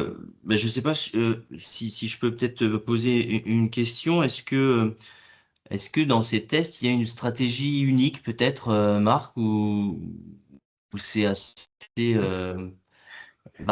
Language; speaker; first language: French; native; French